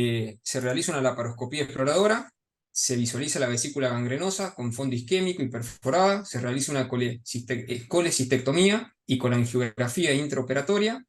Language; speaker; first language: Spanish; native; Spanish